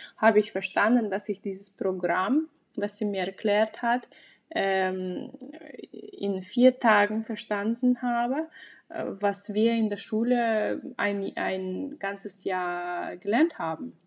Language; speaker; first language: German; non-native, fluent; Russian